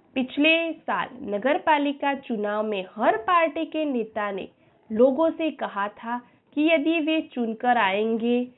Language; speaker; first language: Hindi; non-native, local second language; Gujarati